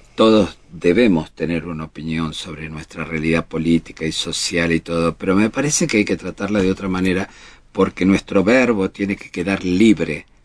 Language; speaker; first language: Spanish; native; Spanish